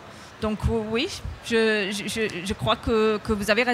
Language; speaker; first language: French; non-native, fluent; English